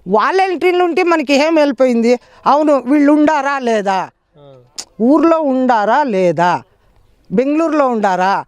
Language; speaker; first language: Telugu; native; Telugu